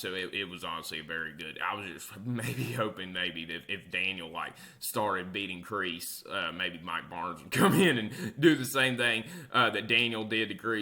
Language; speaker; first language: English; native; English